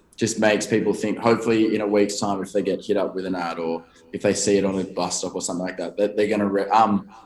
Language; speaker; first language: English; native; English